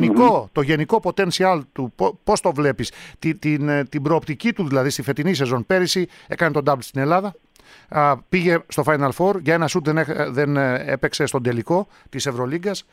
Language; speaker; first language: Greek; native; Greek